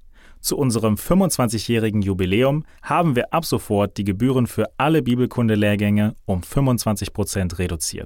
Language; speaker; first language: German; native; German